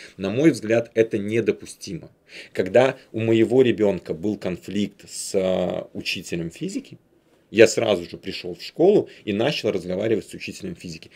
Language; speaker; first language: Russian; native; Russian